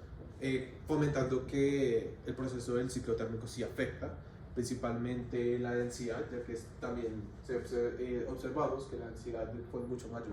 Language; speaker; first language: Spanish; native; Spanish